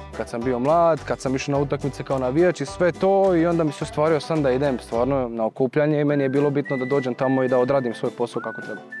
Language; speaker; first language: Croatian; early bilingual, heritage; Croatian